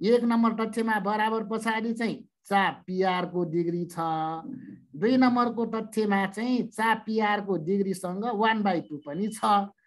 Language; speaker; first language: Nepali; native; Nepali